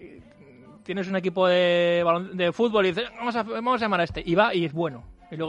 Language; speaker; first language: Spanish; native; Spanish